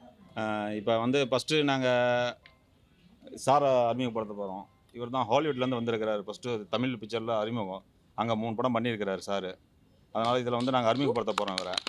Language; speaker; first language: Tamil; native; Tamil